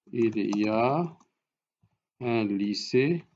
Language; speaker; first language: French; non-native, fluent; Arabic